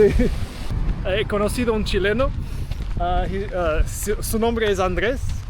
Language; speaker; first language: Spanish; non-native, learner; English